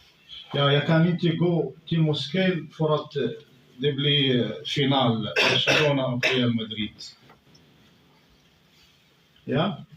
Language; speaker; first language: Swedish; non-native, fluent; Arabic